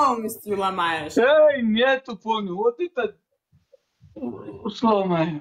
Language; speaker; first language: Russian; non-native, learner; Uzbek